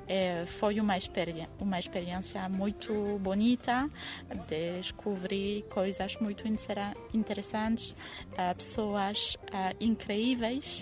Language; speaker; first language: Portuguese; non-native, fluent; French